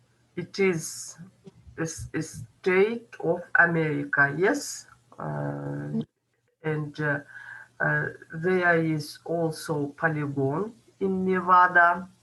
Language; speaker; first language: English; non-native, learner; Kazakh